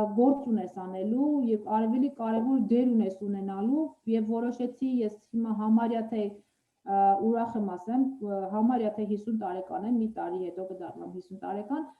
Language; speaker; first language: Armenian; native; Armenian